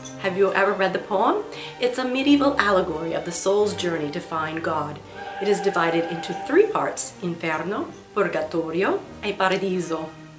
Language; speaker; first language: English; native; English